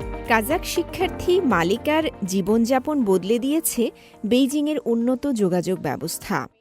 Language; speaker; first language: Bangla; native; Bangla